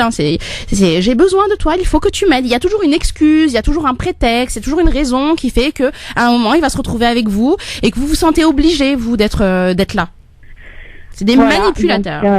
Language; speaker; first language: French; native; French